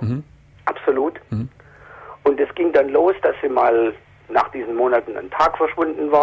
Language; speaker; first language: German; native; German